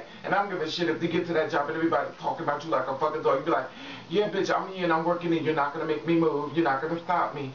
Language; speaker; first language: English; native; English